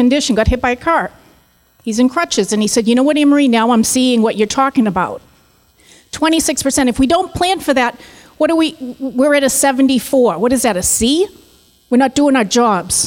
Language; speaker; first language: English; native; English